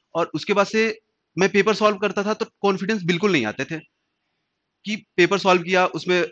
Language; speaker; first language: Hindi; native; Hindi